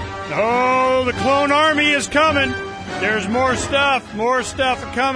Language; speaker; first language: English; native; English